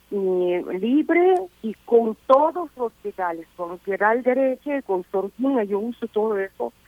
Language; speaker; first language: Spanish; non-native, fluent; Russian